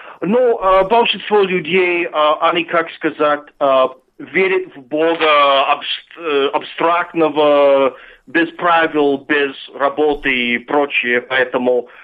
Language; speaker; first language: Russian; non-native, fluent; English